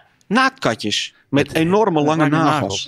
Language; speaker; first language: Dutch; native; Dutch